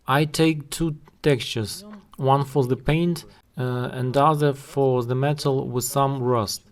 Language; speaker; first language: English; non-native, learner; Russian